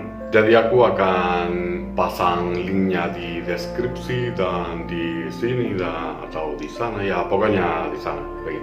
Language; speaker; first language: Indonesian; non-native, fluent; Spanish